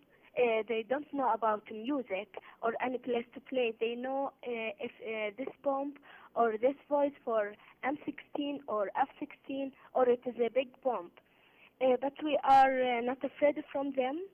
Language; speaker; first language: English; non-native, learner; Arabic